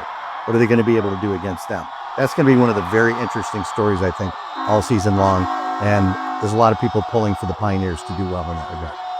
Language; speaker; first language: English; native; English